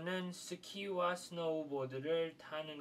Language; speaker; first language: Korean; non-native, fluent; English